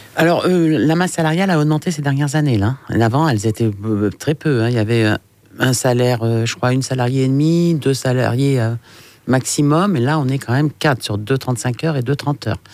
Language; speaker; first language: French; native; French